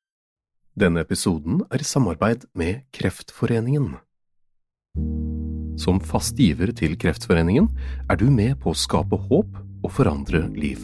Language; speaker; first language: Norwegian; native; Norwegian